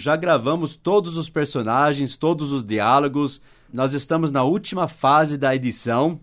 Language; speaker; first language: Portuguese; non-native, fluent; English